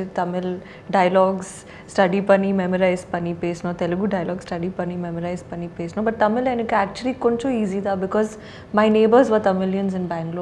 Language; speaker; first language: Tamil; non-native, learner; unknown